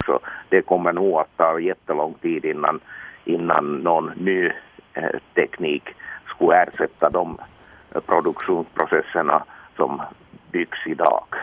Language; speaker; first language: Swedish; non-native, local second language; Finnish